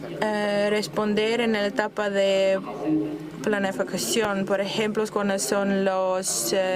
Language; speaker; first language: Spanish; non-native, fluent; German